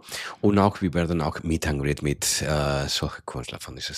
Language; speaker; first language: German; non-native, fluent; Spanish